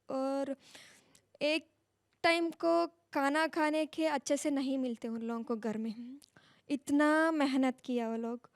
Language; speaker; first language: Hindi; non-native, local second language; Kannada